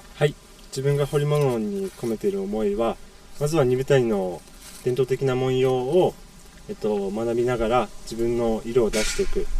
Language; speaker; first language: Japanese; native; Japanese